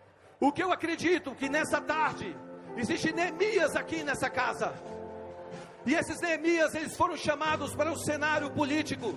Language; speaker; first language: Portuguese; native; Portuguese